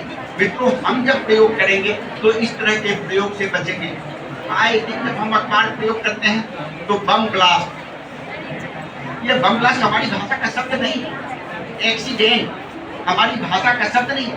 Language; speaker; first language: Hindi; native; Hindi